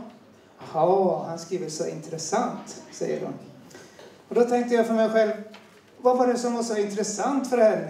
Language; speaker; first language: Swedish; non-native, fluent; Turoyo